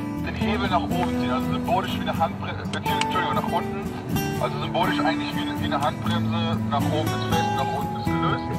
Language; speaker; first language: German; native; German